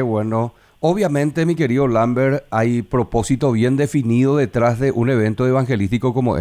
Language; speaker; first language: Spanish; native; Spanish